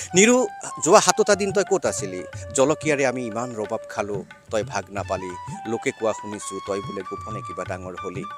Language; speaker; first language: Assamese; native; Assamese